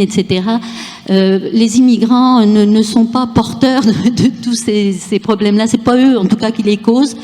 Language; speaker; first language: French; native; French